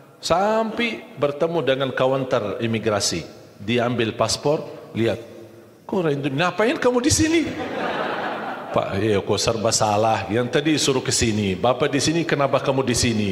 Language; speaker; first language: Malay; non-native, fluent; Arabic